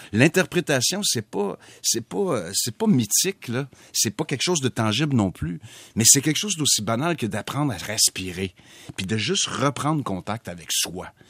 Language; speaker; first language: French; native; French